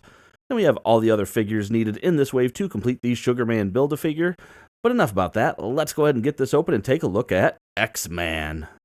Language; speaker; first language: English; native; English